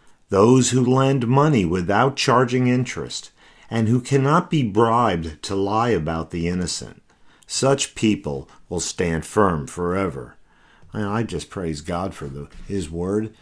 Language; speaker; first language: English; native; English